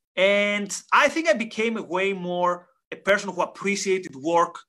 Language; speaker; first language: English; non-native, fluent; Greek